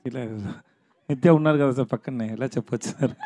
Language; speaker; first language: Telugu; non-native, learner; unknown